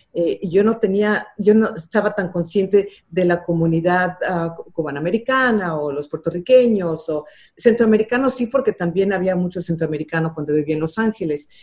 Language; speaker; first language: Spanish; native; Spanish